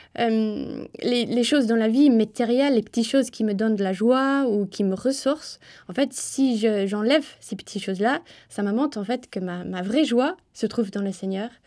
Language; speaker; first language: French; non-native, fluent; English